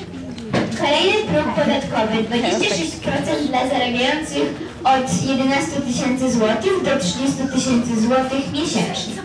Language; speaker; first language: Polish; native; Polish